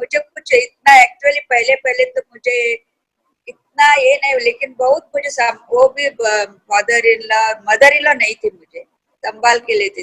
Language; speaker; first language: Hindi; non-native, local second language; Kannada